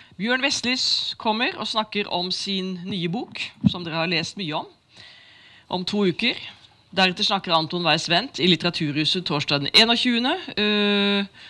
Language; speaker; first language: Norwegian; native; Norwegian